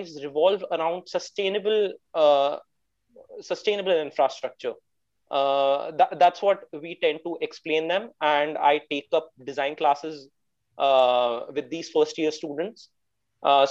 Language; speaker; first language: English; non-native, local second language; Hindi